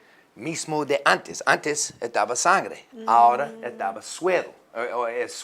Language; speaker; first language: Spanish; non-native, learner; English